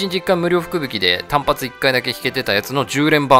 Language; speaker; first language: Japanese; native; Japanese